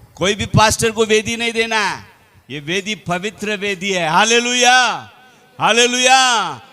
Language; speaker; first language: Hindi; non-native, local second language; Telugu